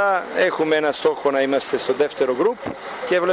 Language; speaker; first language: Greek; non-native, learner; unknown